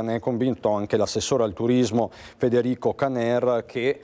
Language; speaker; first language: Italian; native; Italian